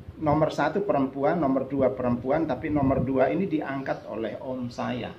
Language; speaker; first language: Indonesian; non-native, local second language; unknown